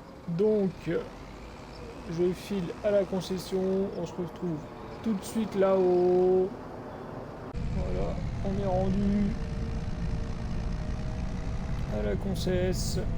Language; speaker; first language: French; native; French